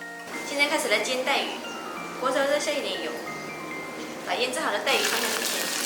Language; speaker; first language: Chinese; native; Chinese